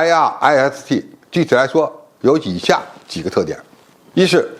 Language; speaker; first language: Chinese; native; Chinese